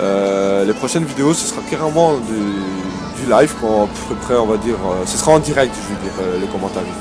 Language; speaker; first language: French; native; French